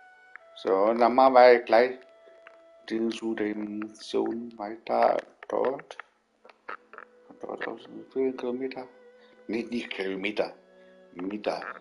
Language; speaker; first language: German; non-native, learner; Vietnamese